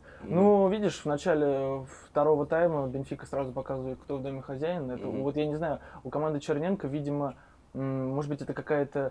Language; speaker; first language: Russian; native; Russian